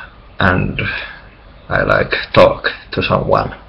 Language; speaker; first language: English; non-native, learner; Finnish